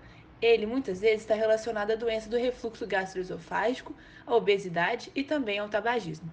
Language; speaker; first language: Portuguese; native; Portuguese